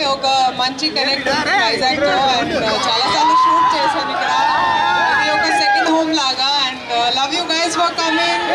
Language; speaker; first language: Telugu; non-native, fluent; Hindi